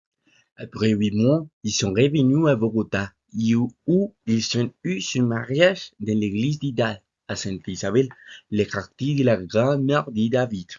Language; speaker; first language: French; non-native, learner; Spanish